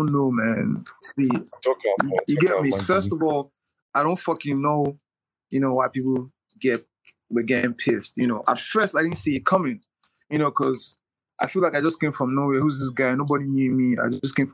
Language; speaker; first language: English; non-native, local second language; Igbo